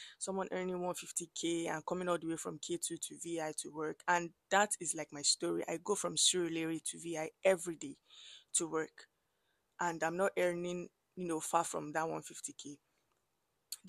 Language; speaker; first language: English; non-native, local second language; Yoruba